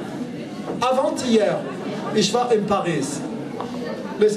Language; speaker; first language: German; non-native, learner; French